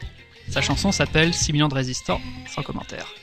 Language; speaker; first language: French; native; French